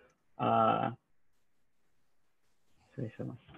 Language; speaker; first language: Russian; non-native, learner; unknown